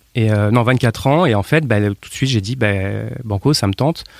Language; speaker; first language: French; native; French